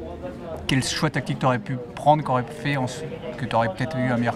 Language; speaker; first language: French; native; French